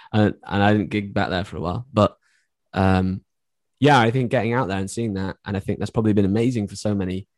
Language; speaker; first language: English; native; English